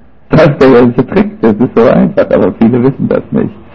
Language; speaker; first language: German; native; German